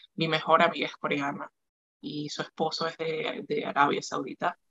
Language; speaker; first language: Spanish; native; Spanish